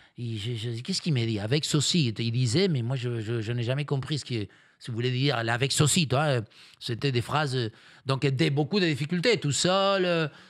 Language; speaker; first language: French; non-native, fluent; Spanish